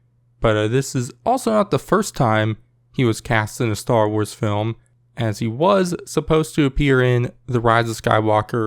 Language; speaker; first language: English; native; English